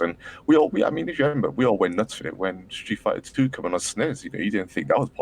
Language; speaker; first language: English; native; English